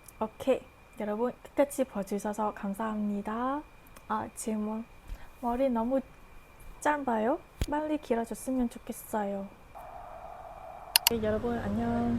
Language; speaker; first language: Korean; non-native, learner; Vietnamese